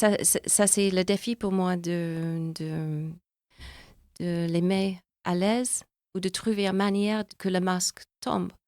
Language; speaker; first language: French; non-native, fluent; English